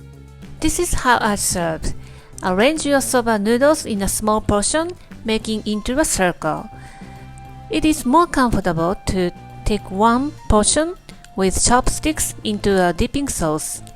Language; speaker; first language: English; non-native, fluent; Japanese